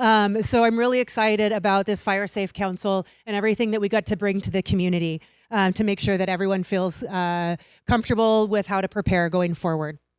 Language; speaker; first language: English; native; English